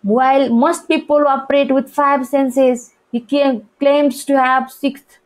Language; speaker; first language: English; non-native, local second language; Nepali